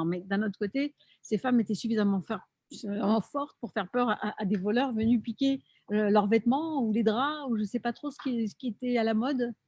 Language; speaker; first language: French; native; French